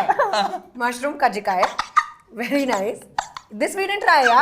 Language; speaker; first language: Telugu; non-native, fluent; Hindi